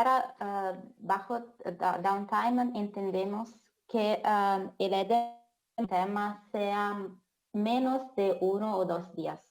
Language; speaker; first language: Spanish; non-native, fluent; Italian